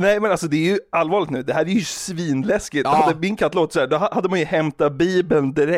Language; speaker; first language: Swedish; native; Swedish